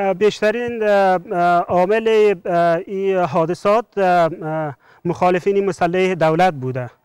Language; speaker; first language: Persian; native; Persian